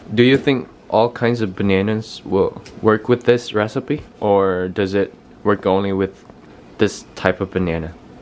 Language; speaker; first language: English; non-native, fluent; Indonesian